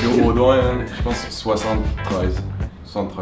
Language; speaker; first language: French; native; French